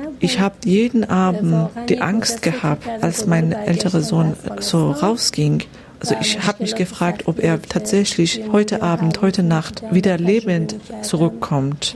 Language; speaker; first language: German; non-native, fluent; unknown